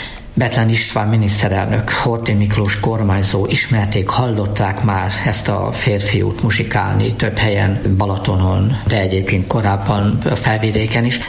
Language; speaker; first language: Hungarian; native; Hungarian